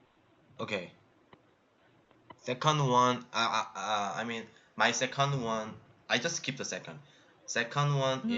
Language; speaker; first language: English; non-native, learner; Korean